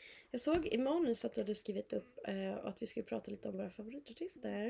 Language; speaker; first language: Swedish; native; Swedish